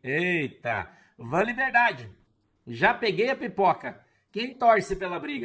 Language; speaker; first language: Portuguese; native; Portuguese